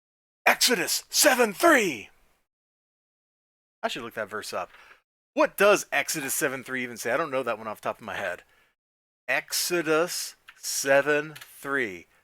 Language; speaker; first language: English; native; English